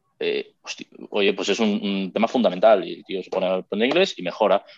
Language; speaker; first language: Spanish; native; Spanish